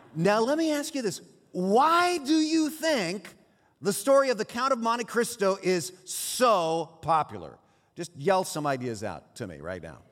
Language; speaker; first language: English; early bilingual, other home language; Swiss German